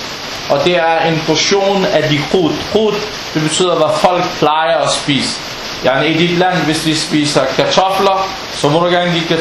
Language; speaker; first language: Danish; non-native, fluent; Arabic